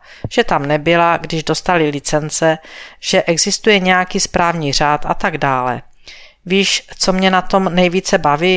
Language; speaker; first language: Czech; native; Czech